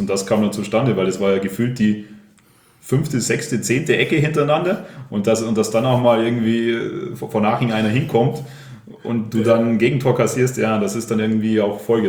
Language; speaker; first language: German; native; German